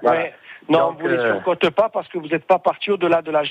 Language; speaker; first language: French; native; French